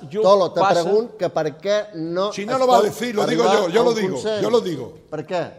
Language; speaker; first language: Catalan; native; Catalan